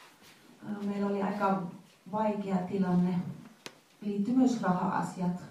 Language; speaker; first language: Finnish; non-native, fluent; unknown